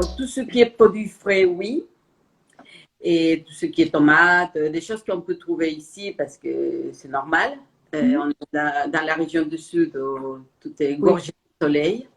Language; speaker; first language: French; non-native, fluent; Spanish